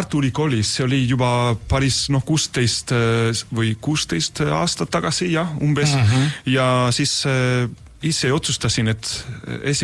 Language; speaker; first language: Estonian; non-native, fluent; Spanish